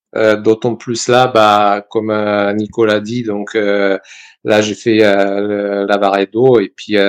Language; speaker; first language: French; non-native, fluent; Serbian